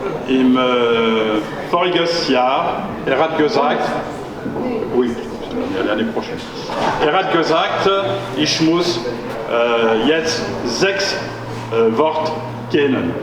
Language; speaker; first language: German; non-native, learner; French